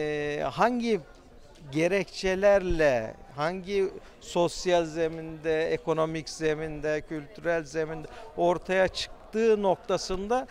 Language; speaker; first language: Turkish; native; Turkish